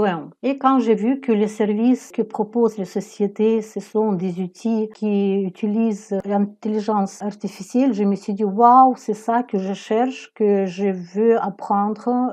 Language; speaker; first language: French; non-native, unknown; Ukrainian